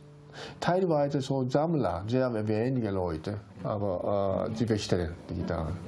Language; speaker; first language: German; non-native, learner; Japanese